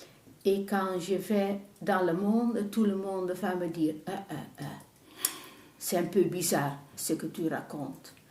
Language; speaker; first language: French; non-native, fluent; Dutch